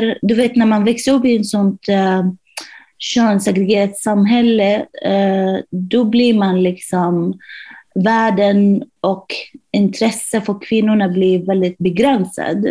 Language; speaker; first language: Swedish; non-native, fluent; Arabic